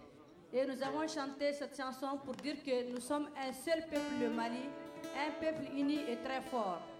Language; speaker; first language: French; non-native, local second language; Tamasheq